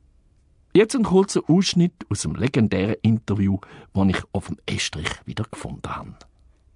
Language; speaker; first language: German; native; German